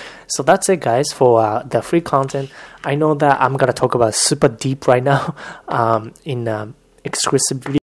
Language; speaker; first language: English; non-native, fluent; Japanese